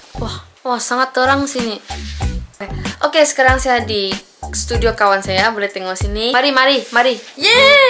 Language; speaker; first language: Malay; non-native, local second language; Chinese